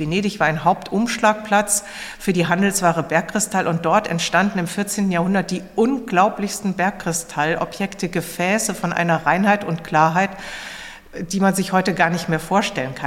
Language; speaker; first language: German; native; German